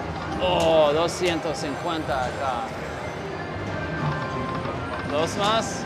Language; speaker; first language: Spanish; non-native, learner; English